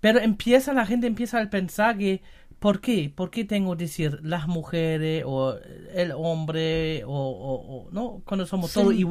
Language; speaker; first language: Spanish; non-native, fluent; German